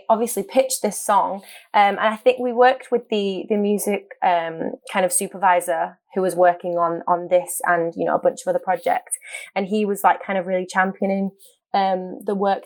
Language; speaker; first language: English; native; English